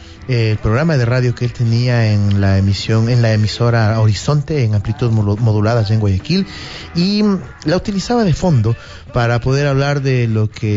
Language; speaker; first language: Spanish; native; Spanish